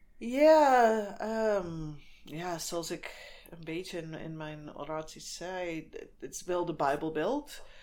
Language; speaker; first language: Dutch; non-native, fluent; English